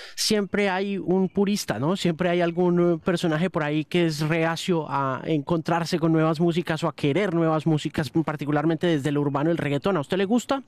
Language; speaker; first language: Spanish; native; Spanish